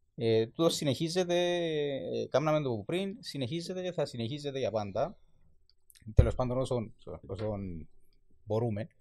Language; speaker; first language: Greek; native; Greek